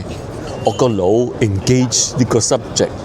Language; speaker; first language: Cantonese; early bilingual, heritage; English